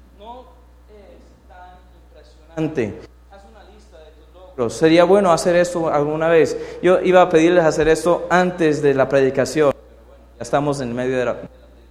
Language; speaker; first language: Spanish; non-native, fluent; English